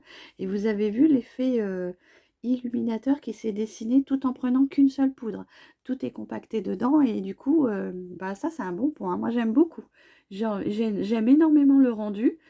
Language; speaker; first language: French; native; French